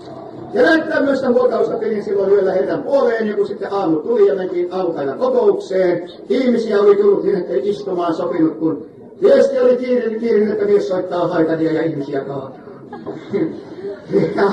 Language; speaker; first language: Finnish; native; Finnish